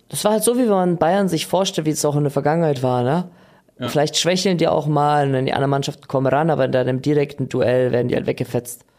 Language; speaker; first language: German; native; German